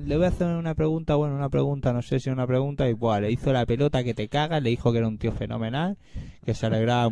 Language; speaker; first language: Spanish; native; Spanish